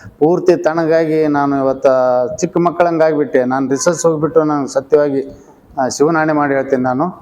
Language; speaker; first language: Kannada; native; Kannada